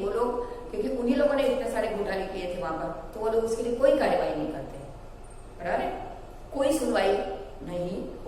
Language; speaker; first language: Hindi; non-native, local second language; Gujarati